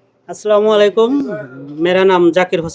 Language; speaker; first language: Hindi; non-native, learner; Bangla